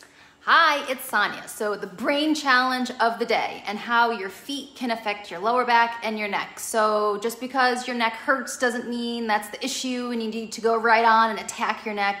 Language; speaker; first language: English; native; English